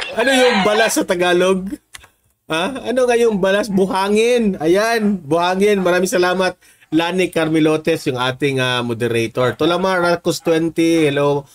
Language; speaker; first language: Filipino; non-native, local second language; Cebuano